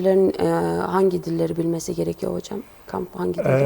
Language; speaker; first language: Turkish; non-native, local second language; Kyrgyz